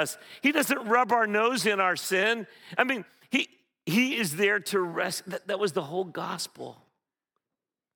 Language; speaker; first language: English; native; English